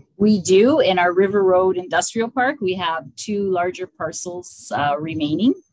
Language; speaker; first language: English; native; English